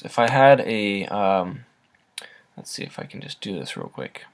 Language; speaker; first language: English; native; English